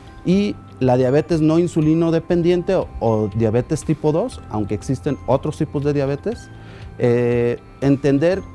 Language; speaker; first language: Spanish; native; Spanish